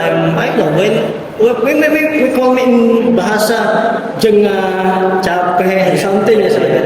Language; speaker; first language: English; non-native, learner; Indonesian